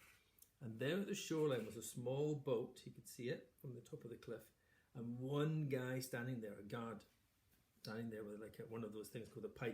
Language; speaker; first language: English; native; English